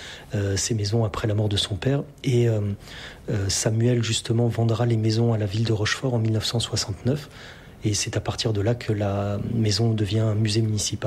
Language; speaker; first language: French; native; French